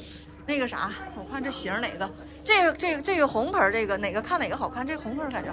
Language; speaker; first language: Chinese; native; Chinese